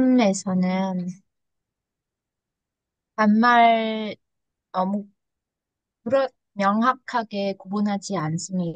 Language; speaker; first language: Korean; non-native, learner; Vietnamese